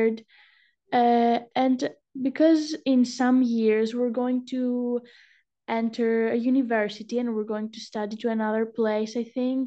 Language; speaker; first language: English; non-native, fluent; Greek